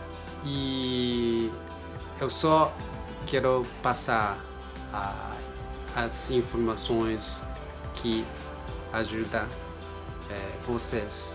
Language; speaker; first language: Portuguese; non-native, learner; Japanese